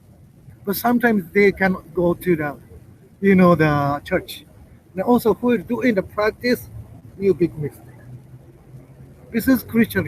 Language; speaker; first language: English; non-native, learner; Japanese